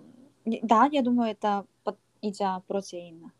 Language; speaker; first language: Russian; non-native, learner; Korean